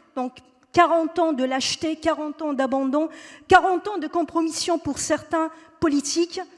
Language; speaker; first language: French; non-native, local second language; Kabyle